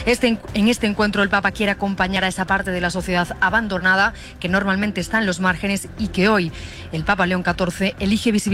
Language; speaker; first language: Spanish; native; Spanish